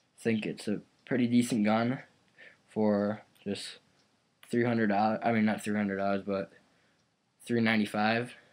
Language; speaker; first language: English; native; English